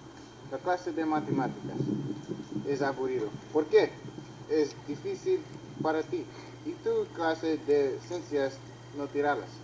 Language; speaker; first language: Spanish; non-native, learner; English